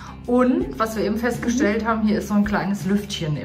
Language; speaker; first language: German; native; German